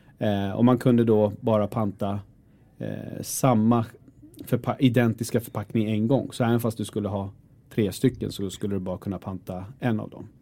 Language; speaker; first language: Swedish; early bilingual, other home language; Kurdish